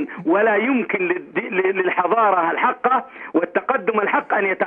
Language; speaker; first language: Arabic; native; Arabic